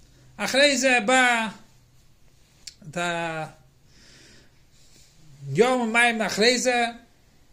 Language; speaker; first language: Hebrew; non-native, fluent; English